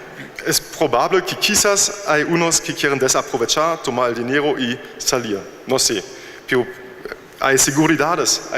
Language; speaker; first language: Spanish; non-native, learner; German